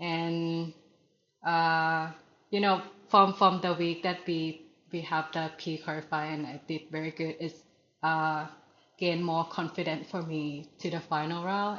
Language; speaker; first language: English; non-native, learner; Thai